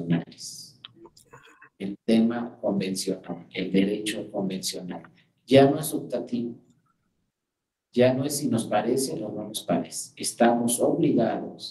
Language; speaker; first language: Spanish; native; Spanish